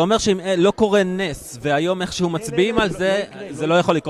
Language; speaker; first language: Hebrew; native; Hebrew